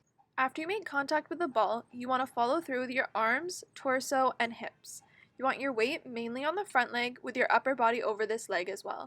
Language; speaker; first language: English; native; English